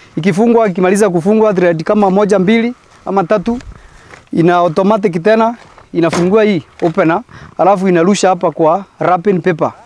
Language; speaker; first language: Swahili; non-native, local second language; Meru